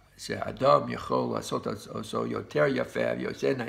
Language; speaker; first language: Hebrew; non-native, fluent; English